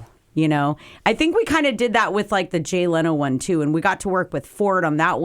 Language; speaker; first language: English; native; English